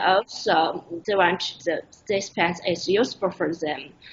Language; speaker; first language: English; non-native, learner; Chinese